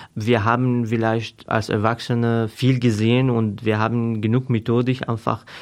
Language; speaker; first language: German; non-native, fluent; Arabic